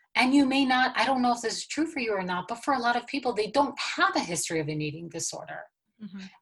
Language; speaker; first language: English; native; English